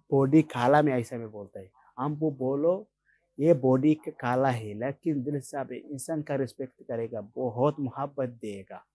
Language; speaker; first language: Hindi; non-native, learner; Oromo